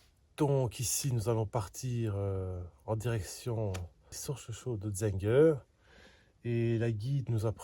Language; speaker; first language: French; native; French